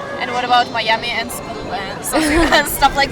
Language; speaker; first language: English; non-native, learner; Russian